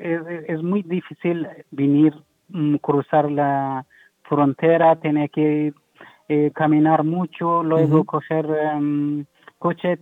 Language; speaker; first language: Spanish; non-native, learner; Persian